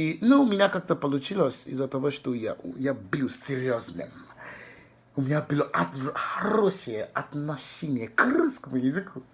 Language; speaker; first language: Russian; non-native, fluent; English